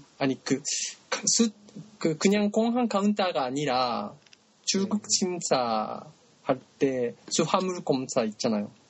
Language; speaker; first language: Korean; non-native, learner; Japanese